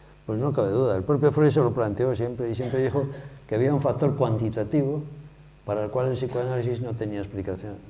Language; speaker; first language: Spanish; native; Spanish